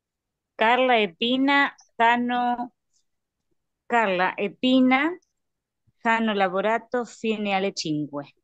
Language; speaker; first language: Italian; non-native, learner; Spanish